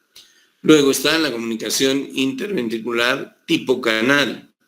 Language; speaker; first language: Spanish; native; Spanish